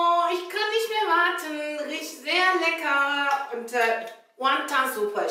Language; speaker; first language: German; non-native, learner; Chinese